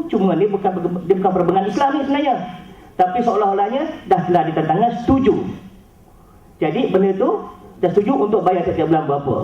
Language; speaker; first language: Malay; native; Malay